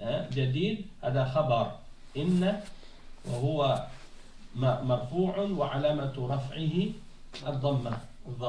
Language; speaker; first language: Arabic; non-native, fluent; French